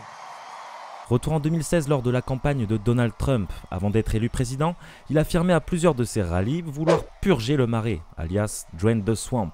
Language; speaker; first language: French; native; French